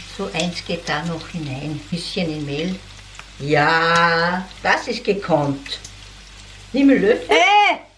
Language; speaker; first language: German; native; German